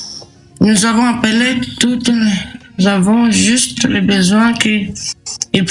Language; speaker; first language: French; non-native, learner; Romanian